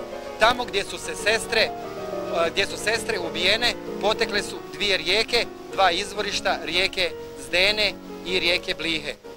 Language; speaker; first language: Bosnian; native; Bosnian